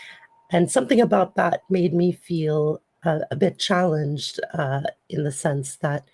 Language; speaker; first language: English; native; English